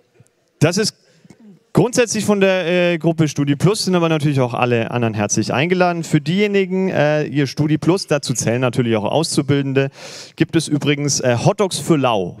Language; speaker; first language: German; native; German